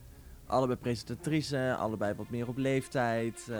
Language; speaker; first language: Dutch; native; Dutch